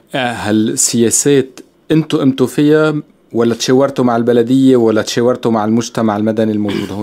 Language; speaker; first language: Arabic; native; Arabic